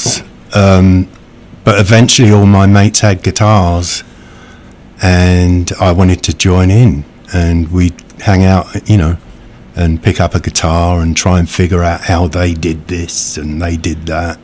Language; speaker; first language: English; native; English